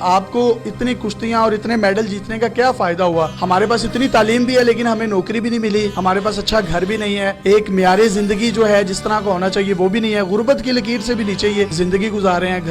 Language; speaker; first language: Urdu; non-native, local second language; Punjabi